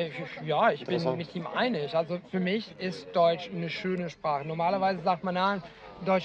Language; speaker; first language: German; non-native, fluent; Italian